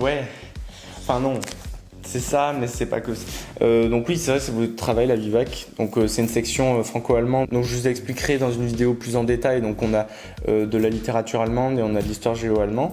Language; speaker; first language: French; native; French